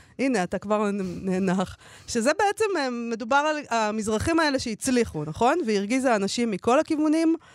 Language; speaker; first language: Hebrew; native; Hebrew